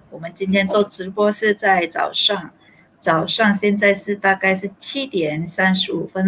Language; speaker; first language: Chinese; non-native, local second language; Malay